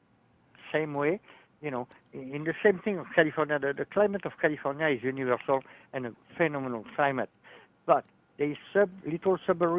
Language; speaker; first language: English; non-native, fluent; French